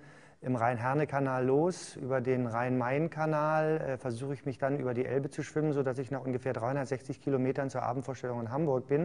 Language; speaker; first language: German; native; German